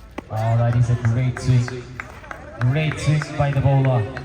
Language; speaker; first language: English; non-native, local second language; Malayalam